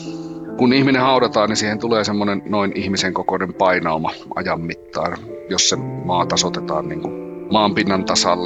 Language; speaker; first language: Finnish; native; Finnish